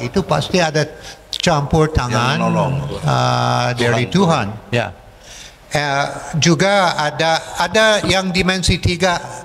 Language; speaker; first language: Indonesian; non-native, fluent; English